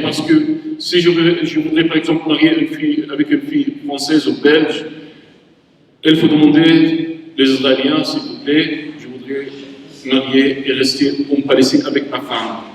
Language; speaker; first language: French; non-native, learner; Arabic